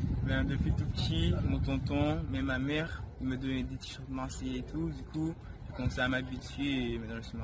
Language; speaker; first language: French; native; French